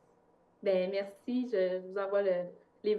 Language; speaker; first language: French; native; French